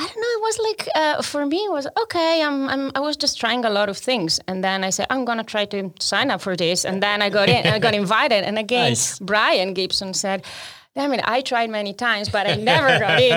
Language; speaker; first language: English; non-native, fluent; Italian